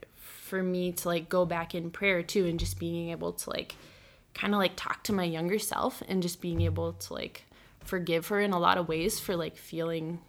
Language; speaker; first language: English; native; English